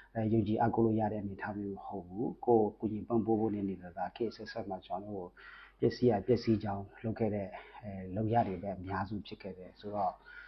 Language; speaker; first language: Burmese; non-native, local second language; S'gaw Karen